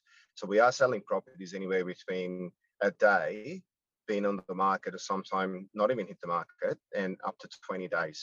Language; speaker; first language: English; non-native, fluent; Greek